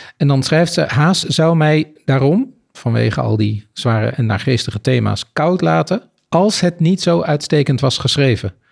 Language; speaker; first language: Dutch; native; Dutch